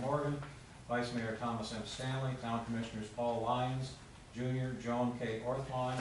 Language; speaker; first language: English; native; English